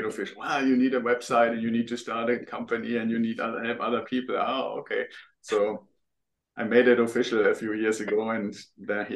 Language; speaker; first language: English; non-native, fluent; German